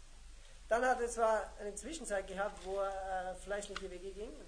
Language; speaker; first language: German; native; German